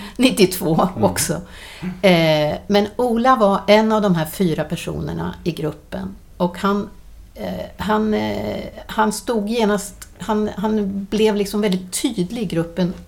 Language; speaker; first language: Swedish; native; Swedish